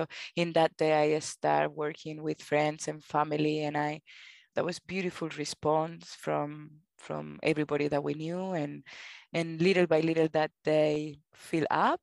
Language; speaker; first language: English; non-native, fluent; Spanish